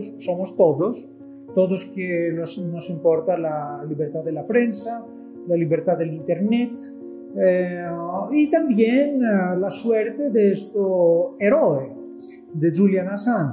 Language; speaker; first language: Spanish; non-native, fluent; Greek